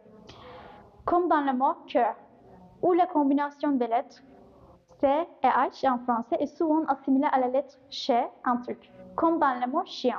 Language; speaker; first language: French; non-native, fluent; Turkish